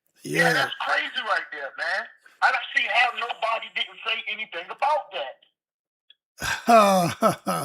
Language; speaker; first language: English; native; English